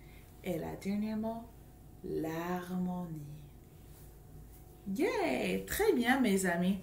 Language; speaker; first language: French; non-native, fluent; English